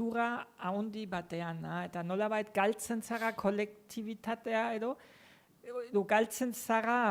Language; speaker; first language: Basque; non-native, fluent; German